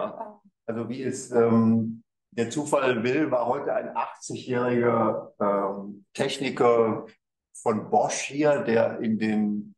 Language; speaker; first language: German; native; German